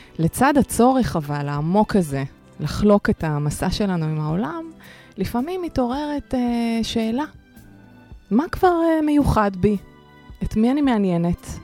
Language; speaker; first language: Hebrew; early bilingual, other home language; Russian